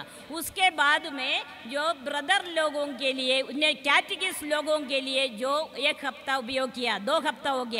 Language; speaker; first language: Hindi; non-native, local second language; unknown